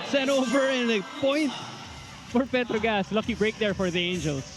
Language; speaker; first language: English; non-native, local second language; Filipino